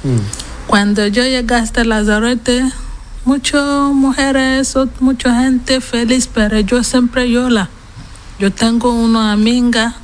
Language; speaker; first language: Spanish; non-native, learner; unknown